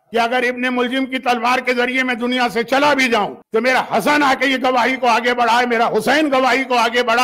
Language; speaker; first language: Urdu; native; Urdu